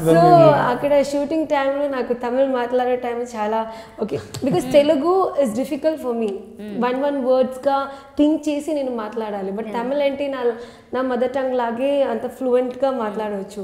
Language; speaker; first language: Telugu; non-native, learner; Malayalam